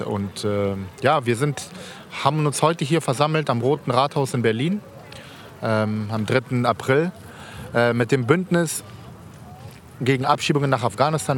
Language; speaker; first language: German; early bilingual, other home language; Persian